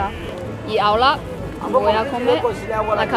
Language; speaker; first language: Spanish; non-native, learner; Chinese